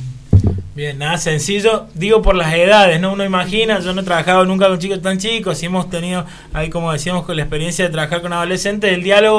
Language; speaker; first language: Spanish; native; Spanish